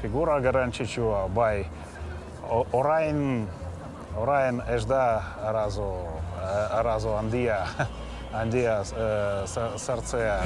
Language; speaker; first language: Basque; non-native, learner; Russian